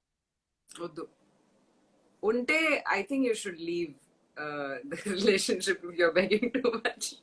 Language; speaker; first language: Telugu; non-native, fluent; Tamil